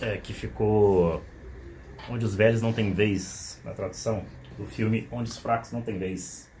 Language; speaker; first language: Portuguese; native; Portuguese